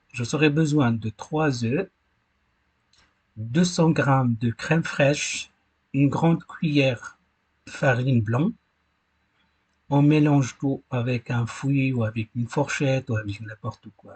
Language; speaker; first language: French; non-native, learner; Arabic